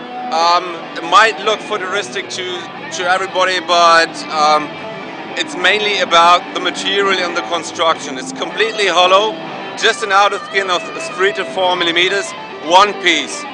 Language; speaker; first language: English; non-native, fluent; German